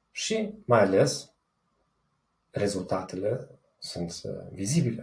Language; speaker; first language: Romanian; non-native, fluent; German